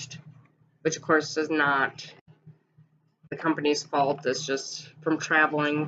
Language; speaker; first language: English; native; English